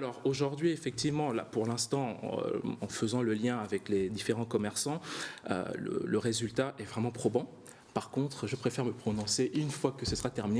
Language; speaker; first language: French; native; French